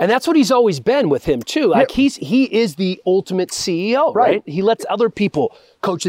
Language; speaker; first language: English; native; English